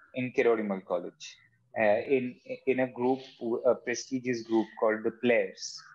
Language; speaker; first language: English; non-native, local second language; Hindi